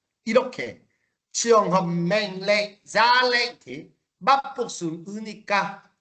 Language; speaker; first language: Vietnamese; non-native, fluent; Korean